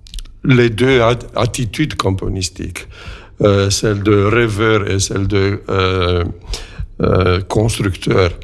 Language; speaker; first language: French; non-native, fluent; Romanian